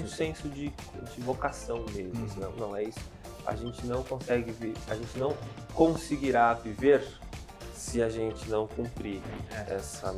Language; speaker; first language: Portuguese; native; Portuguese